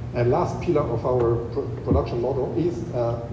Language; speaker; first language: English; non-native, fluent; French